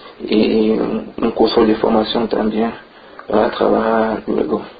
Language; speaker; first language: Spanish; non-native, learner; French